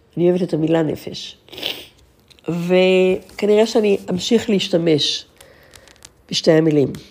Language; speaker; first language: Hebrew; native; Hebrew